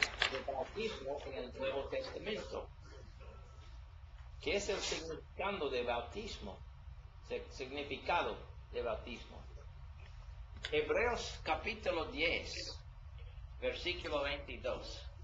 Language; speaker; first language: Spanish; non-native, learner; English